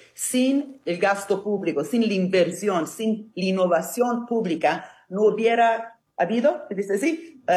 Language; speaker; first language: Spanish; non-native, fluent; Italian